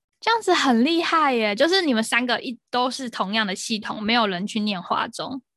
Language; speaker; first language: Chinese; native; Chinese